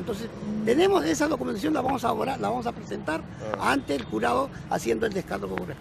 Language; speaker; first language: Spanish; native; Spanish